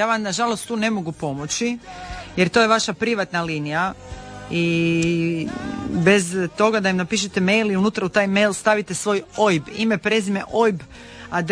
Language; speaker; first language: Serbian; native; Serbian